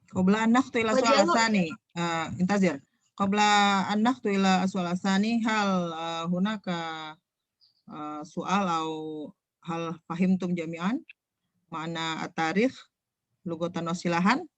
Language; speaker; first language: Arabic; non-native, fluent; Indonesian